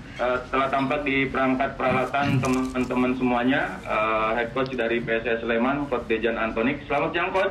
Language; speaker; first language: Indonesian; native; Indonesian